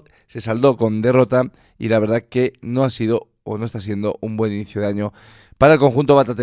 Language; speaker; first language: Spanish; native; Spanish